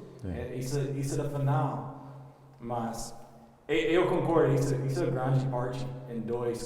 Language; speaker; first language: Portuguese; non-native, learner; English